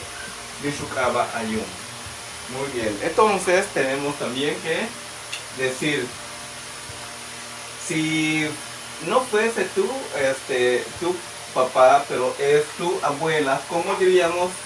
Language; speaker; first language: Spanish; non-native, local second language; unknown